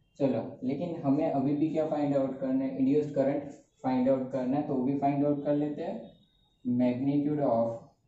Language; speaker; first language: Hindi; non-native, local second language; Gujarati